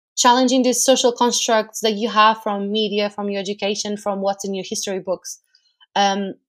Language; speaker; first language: English; non-native, fluent; Portuguese